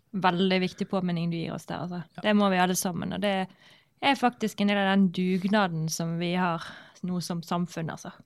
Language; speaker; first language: Norwegian; native; Norwegian